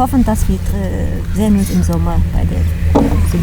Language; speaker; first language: German; non-native, fluent; Armenian